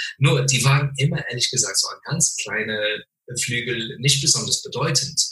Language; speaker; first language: German; non-native, fluent; English